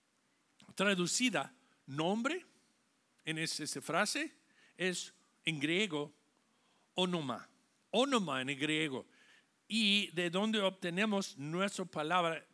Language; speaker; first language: Spanish; non-native, fluent; English